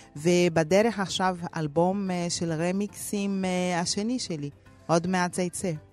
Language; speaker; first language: Hebrew; non-native, fluent; Portuguese